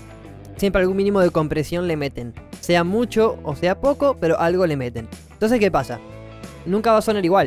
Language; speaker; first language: Spanish; native; Spanish